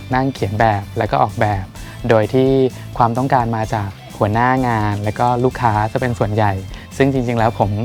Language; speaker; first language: Thai; native; Thai